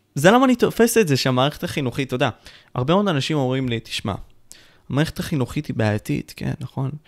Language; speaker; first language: Hebrew; non-native, fluent; Spanish